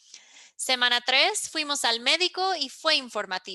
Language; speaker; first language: Spanish; early bilingual, heritage; English